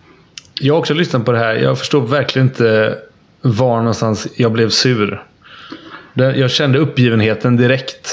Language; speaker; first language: Swedish; native; Swedish